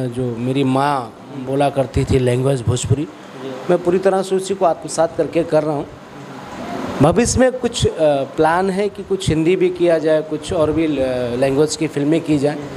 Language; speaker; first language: Hindi; non-native, local second language; Bhojpuri